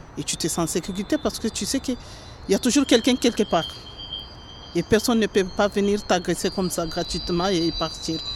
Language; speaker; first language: French; non-native, local second language; Ngazidja Comorian